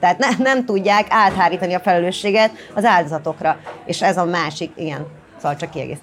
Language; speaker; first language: Hungarian; native; Hungarian